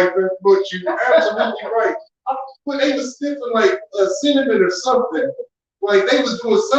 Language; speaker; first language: English; native; English